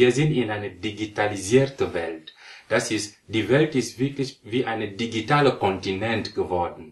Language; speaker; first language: German; non-native, fluent; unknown